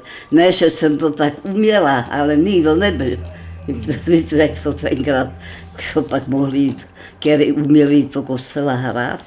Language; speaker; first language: Czech; non-native, local second language; German